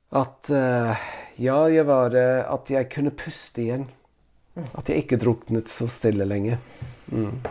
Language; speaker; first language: Norwegian; non-native, fluent; Italian